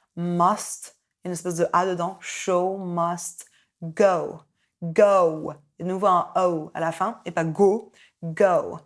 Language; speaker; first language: French; native; French